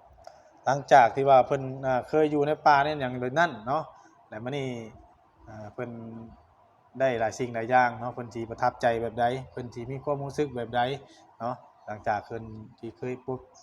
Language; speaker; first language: Thai; non-native, local second language; Lao